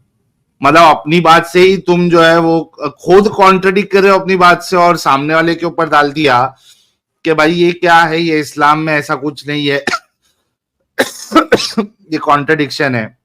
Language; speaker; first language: Hindi; native; Hindi